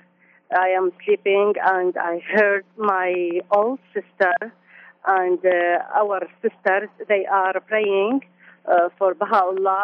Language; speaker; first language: English; non-native, learner; Arabic